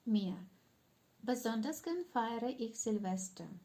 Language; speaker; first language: German; non-native, fluent; Ukrainian